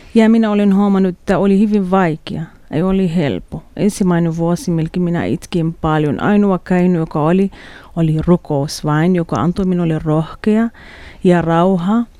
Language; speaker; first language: Finnish; non-native, learner; Arabic